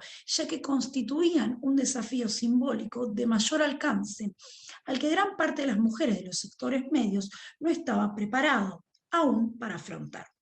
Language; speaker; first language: Spanish; native; Spanish